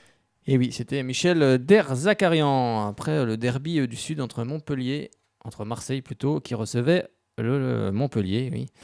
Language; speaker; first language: French; native; French